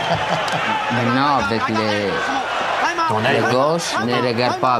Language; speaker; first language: French; non-native, learner; Romanian